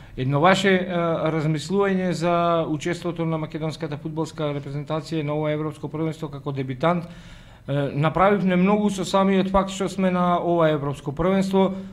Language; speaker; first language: Macedonian; native; Macedonian